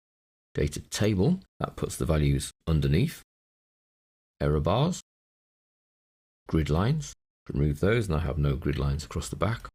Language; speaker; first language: English; native; English